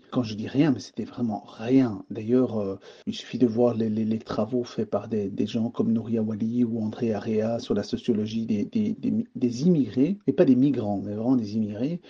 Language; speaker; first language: French; early bilingual, other home language; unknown